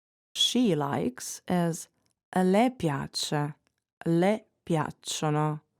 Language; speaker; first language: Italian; non-native, fluent; English